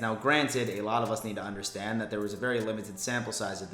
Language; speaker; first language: English; native; English